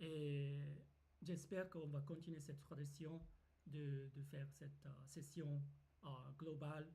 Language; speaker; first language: French; non-native, fluent; Japanese